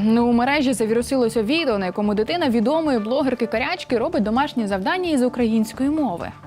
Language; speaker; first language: Ukrainian; native; Ukrainian